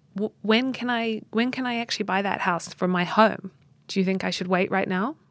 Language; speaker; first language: English; native; English